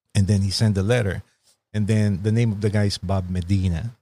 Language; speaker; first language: English; non-native, local second language; Filipino